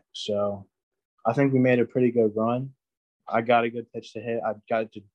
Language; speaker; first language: English; native; English